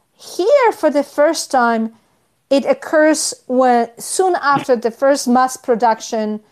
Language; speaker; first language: English; non-native, fluent; Polish